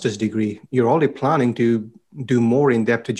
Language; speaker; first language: English; non-native, local second language; Punjabi